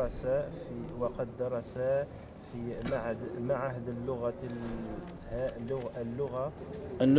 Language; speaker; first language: Arabic; non-native, learner; French